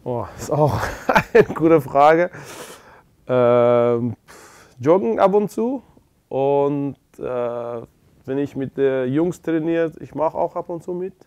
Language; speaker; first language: German; non-native, learner; Persian